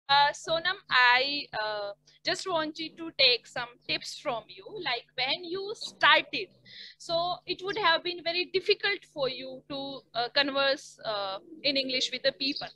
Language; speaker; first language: English; non-native, learner; Hindi